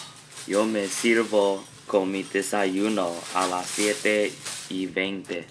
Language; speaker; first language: Spanish; non-native, learner; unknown